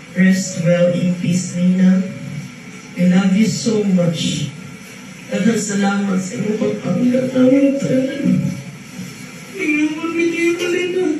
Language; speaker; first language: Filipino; non-native, local second language; Cebuano